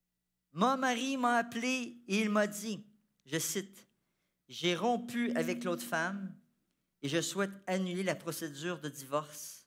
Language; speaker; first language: French; native; French